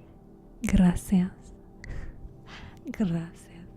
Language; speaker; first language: Spanish; non-native, learner; English